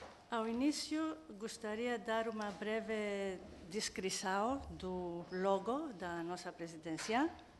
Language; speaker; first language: Portuguese; non-native, learner; Greek